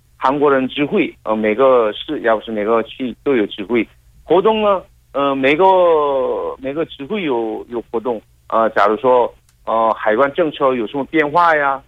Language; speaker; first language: Chinese; non-native, fluent; Korean